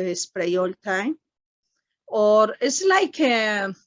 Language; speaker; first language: English; non-native, learner; Spanish